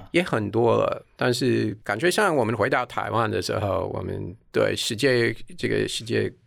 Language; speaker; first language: Chinese; non-native, fluent; English